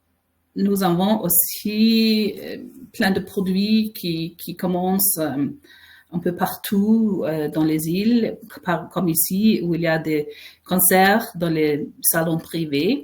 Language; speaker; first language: French; non-native, fluent; Faroese